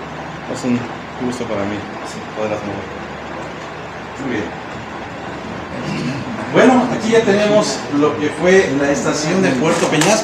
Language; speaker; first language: Spanish; native; Spanish